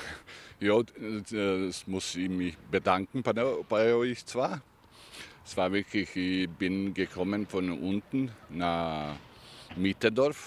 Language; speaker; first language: German; non-native, learner; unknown